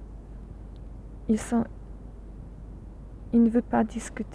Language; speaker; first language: French; non-native, learner; English